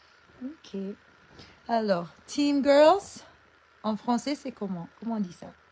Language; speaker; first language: French; non-native, local second language; Malagasy